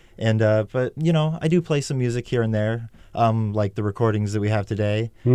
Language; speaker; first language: English; native; English